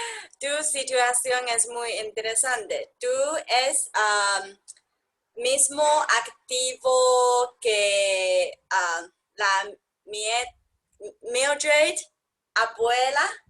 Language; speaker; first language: Spanish; non-native, learner; English